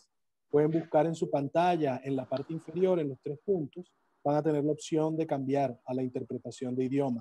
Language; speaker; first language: Spanish; native; Spanish